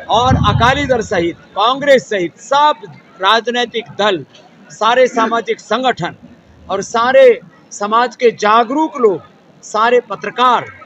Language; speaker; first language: Hindi; native; Hindi